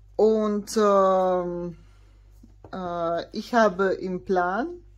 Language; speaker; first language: German; non-native, fluent; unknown